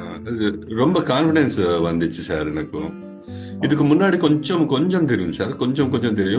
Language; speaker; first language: Tamil; non-native, learner; Telugu